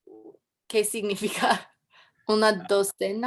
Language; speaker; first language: Spanish; non-native, learner; English